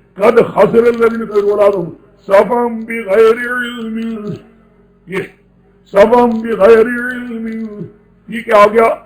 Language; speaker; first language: Urdu; non-native, local second language; Pashto